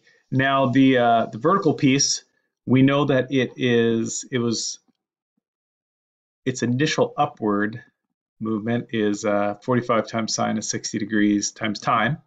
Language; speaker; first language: English; native; English